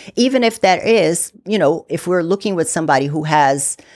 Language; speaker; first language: English; non-native, fluent; Portuguese